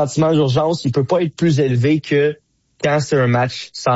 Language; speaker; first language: French; native; French